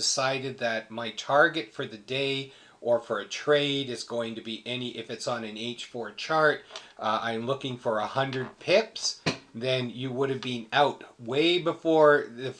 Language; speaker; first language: English; native; English